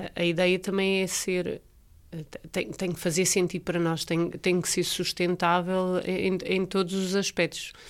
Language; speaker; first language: Portuguese; native; Portuguese